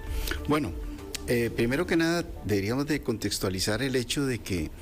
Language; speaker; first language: Spanish; native; Spanish